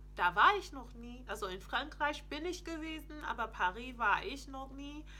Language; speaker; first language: German; non-native, fluent; English